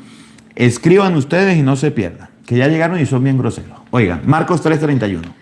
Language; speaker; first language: Spanish; native; Spanish